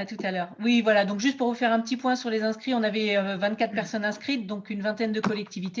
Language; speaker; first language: French; native; French